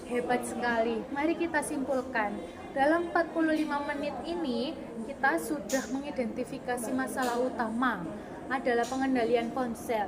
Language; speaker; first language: Indonesian; native; Indonesian